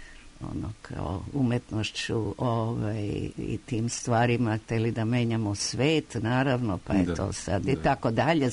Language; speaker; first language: Croatian; native; Croatian